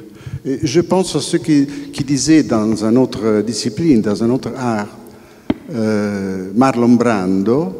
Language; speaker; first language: French; non-native, fluent; Italian